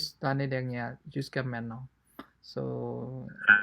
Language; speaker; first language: French; non-native, fluent; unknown